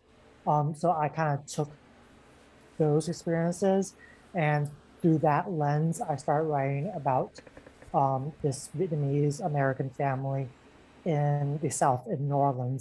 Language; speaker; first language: English; native; English